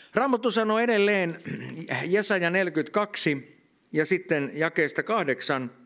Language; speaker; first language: Finnish; native; Finnish